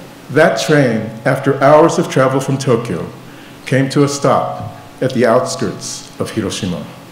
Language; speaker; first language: English; native; English